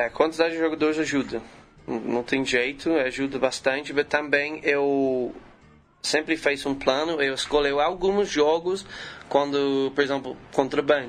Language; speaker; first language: Portuguese; non-native, learner; English